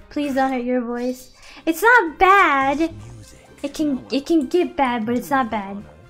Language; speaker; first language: English; early bilingual, other home language; Spanish